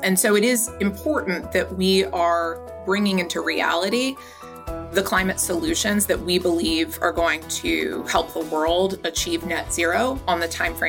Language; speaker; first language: English; native; English